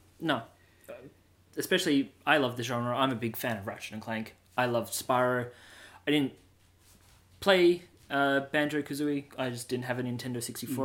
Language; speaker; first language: English; native; English